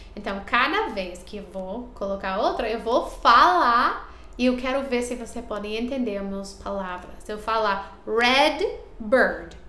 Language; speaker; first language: Portuguese; non-native, learner; English